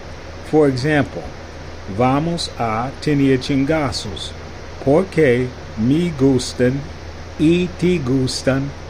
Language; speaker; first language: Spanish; non-native, learner; English